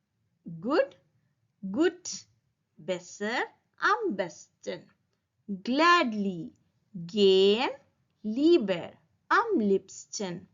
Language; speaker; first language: German; non-native, learner; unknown